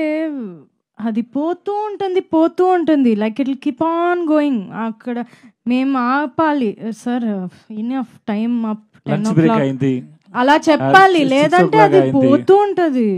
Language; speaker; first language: Telugu; non-native, fluent; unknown